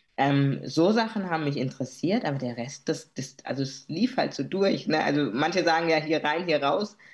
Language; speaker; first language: German; native; German